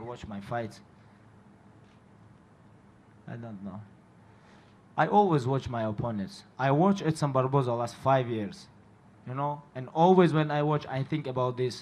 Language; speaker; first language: English; non-native, learner; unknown